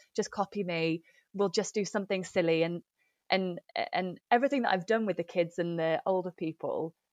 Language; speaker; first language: English; native; English